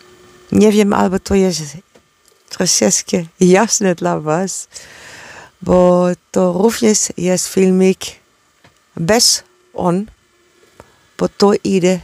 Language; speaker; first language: Polish; non-native, learner; Dutch